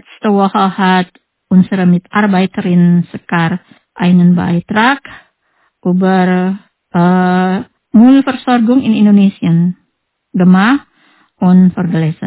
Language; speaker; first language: German; non-native, fluent; Indonesian